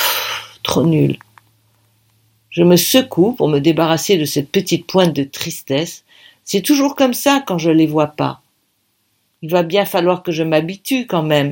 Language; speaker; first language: French; native; French